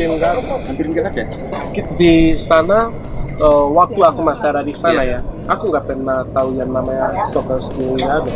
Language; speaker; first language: Indonesian; non-native, fluent; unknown